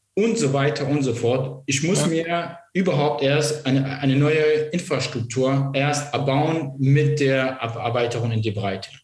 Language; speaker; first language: German; non-native, local second language; Kurdish